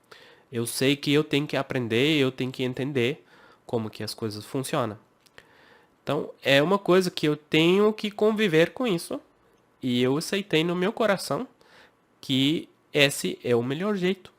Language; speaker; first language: Portuguese; non-native, fluent; English